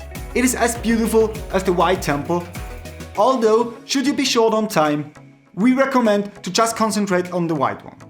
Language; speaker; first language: English; non-native, fluent; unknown